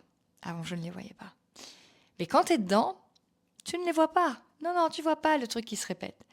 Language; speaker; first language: French; native; French